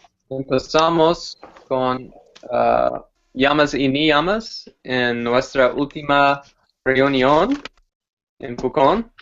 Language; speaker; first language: Spanish; non-native, fluent; English